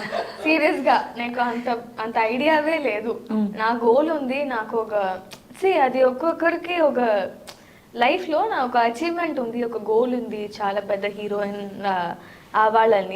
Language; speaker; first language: Telugu; non-native, learner; Tamil